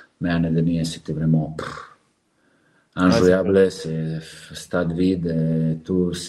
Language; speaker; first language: French; non-native, learner; Serbian